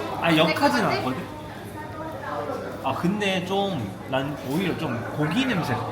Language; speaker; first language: Korean; native; Korean